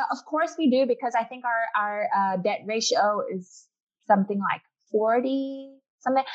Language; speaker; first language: English; non-native, local second language; Urdu